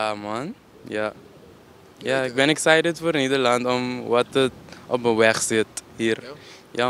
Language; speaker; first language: Dutch; non-native, local second language; Papiamento